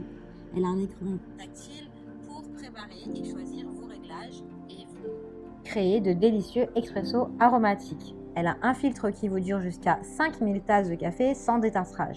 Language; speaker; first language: French; native; French